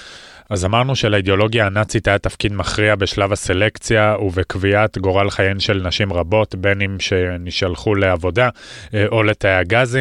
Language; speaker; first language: Hebrew; native; Hebrew